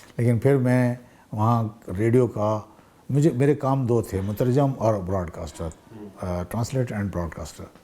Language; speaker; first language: Urdu; native; Urdu